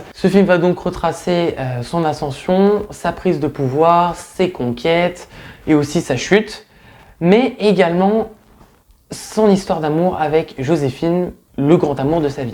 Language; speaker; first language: French; native; French